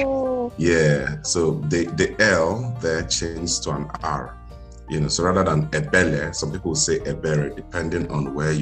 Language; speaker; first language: English; non-native, local second language; Igbo